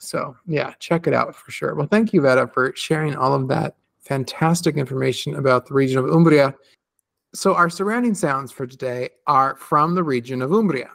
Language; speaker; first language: English; native; English